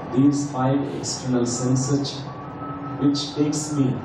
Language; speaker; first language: English; non-native, local second language; Telugu